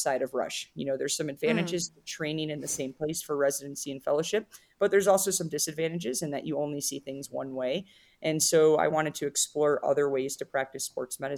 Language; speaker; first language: English; native; English